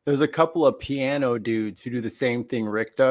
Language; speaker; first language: English; native; English